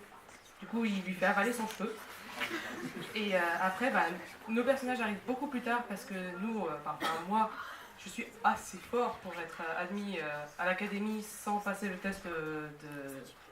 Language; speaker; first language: French; native; French